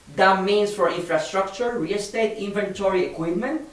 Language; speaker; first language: English; non-native, fluent; Spanish